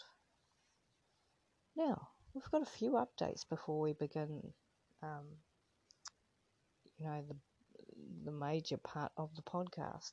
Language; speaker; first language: English; native; English